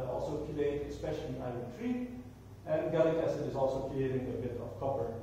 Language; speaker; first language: English; non-native, fluent; Dutch